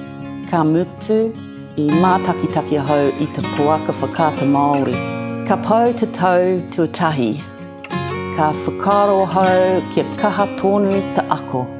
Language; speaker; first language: Māori; non-native, learner; English